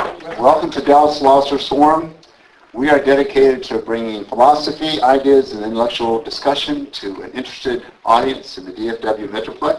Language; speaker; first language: English; native; English